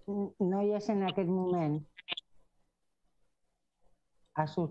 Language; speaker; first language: Catalan; early bilingual, heritage; Spanish